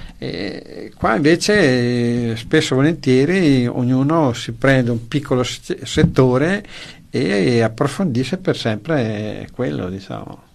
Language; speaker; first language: Italian; native; Italian